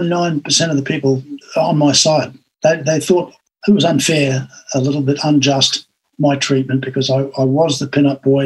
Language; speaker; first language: English; native; English